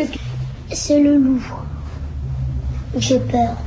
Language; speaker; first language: French; early bilingual, other home language; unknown